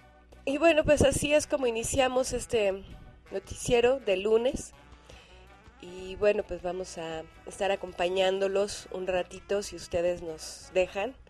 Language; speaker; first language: Spanish; native; Spanish